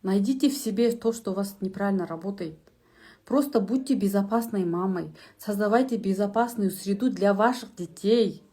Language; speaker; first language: Russian; non-native, local second language; Kazakh